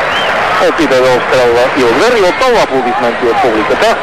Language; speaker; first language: Bulgarian; native; Bulgarian